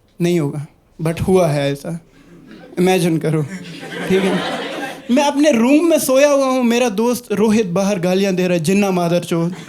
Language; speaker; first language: Hindi; non-native, local second language; Kashmiri